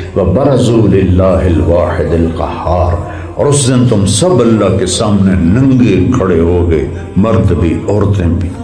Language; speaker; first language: Urdu; non-native, local second language; Punjabi